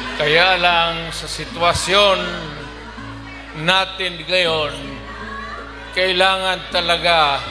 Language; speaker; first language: Filipino; non-native, local second language; Cebuano